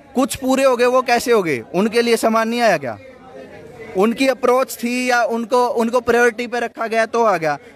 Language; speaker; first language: Hindi; native; Hindi